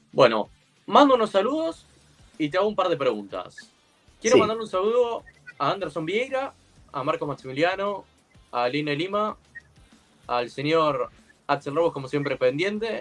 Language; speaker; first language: Spanish; native; Spanish